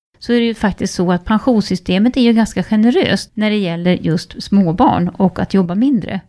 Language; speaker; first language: Swedish; native; Swedish